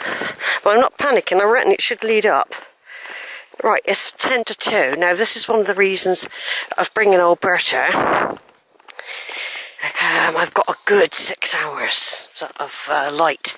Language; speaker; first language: English; native; English